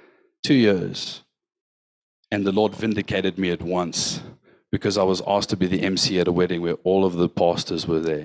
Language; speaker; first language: English; native; English